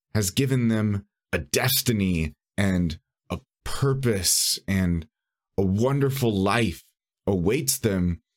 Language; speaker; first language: English; native; English